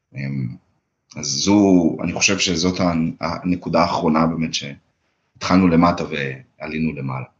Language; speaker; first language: Hebrew; early bilingual, other home language; Russian